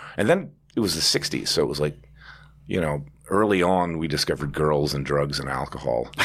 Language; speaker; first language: English; native; English